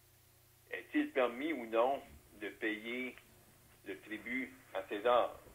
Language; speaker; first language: French; native; French